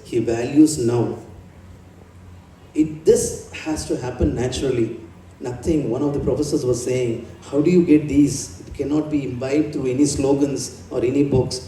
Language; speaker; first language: English; non-native, local second language; Telugu